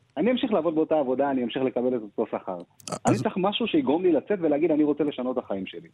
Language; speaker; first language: Hebrew; early bilingual, other home language; Amharic